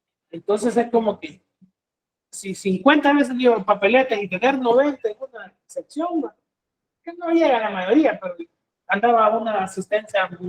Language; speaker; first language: Spanish; native; Spanish